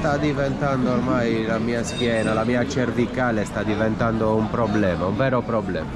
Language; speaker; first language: Italian; native; Italian